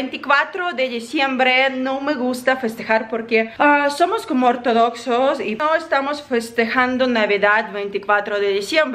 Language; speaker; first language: Spanish; non-native, learner; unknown